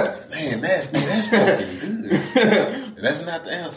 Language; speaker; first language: English; native; English